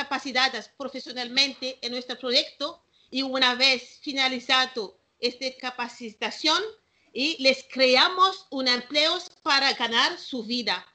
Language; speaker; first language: Spanish; non-native, learner; Malagasy